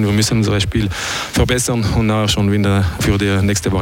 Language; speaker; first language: German; non-native, local second language; French